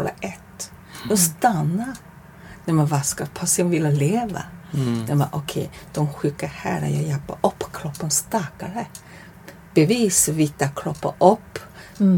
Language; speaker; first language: Swedish; non-native, learner; Chinese